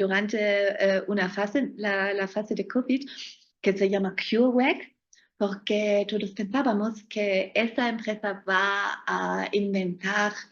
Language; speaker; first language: Spanish; non-native, fluent; German